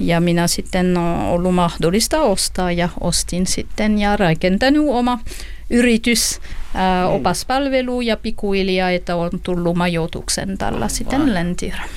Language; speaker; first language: Finnish; non-native, learner; French